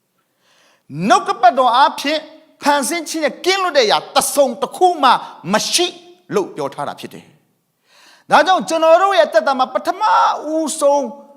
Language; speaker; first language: Burmese; non-native, local second language; Thado Chin